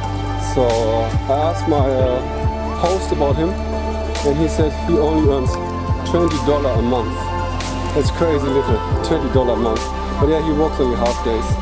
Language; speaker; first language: English; non-native, fluent; German